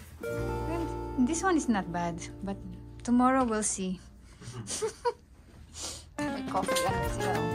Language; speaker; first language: English; non-native, local second language; Filipino